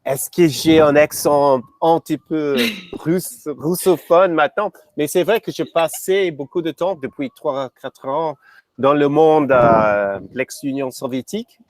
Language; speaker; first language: French; non-native, fluent; English